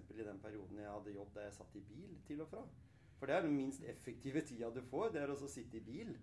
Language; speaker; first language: Norwegian; native; Norwegian